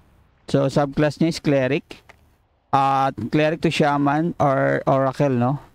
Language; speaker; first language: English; non-native, local second language; Filipino